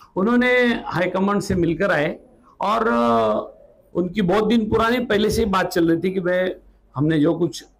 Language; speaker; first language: Hindi; non-native, local second language; Marathi